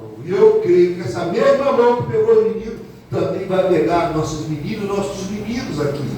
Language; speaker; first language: Portuguese; native; Portuguese